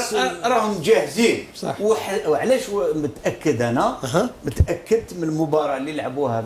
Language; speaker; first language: Arabic; native; Arabic